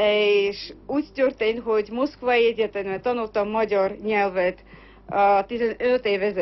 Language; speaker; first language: Hungarian; non-native, learner; Armenian